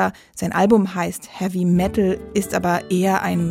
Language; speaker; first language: German; native; German